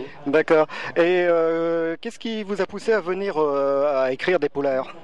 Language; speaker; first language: French; native; French